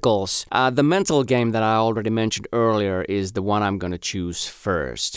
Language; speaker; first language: English; non-native, fluent; Finnish